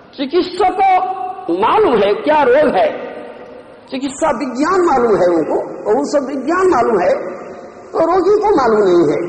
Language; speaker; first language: Hindi; non-native, local second language; Odia